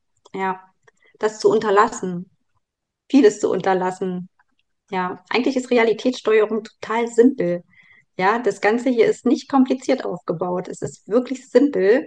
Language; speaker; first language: German; native; German